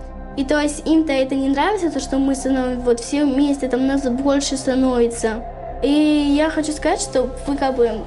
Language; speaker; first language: Russian; native; Russian